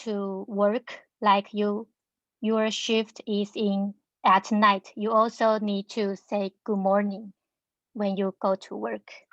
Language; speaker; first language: English; non-native, learner; Chinese